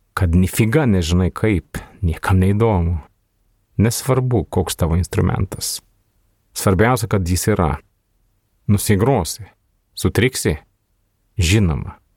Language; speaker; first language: Lithuanian; non-native, fluent; Swedish